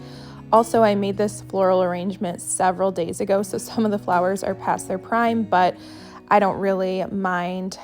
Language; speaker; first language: English; native; English